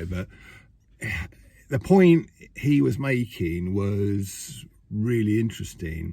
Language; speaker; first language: English; native; English